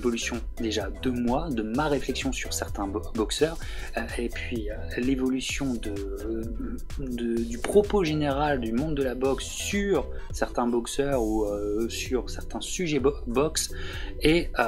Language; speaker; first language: French; native; French